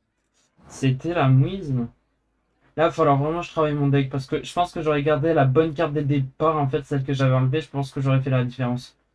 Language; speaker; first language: French; native; French